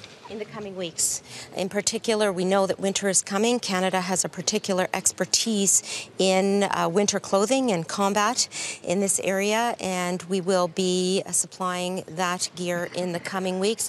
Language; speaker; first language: English; native; English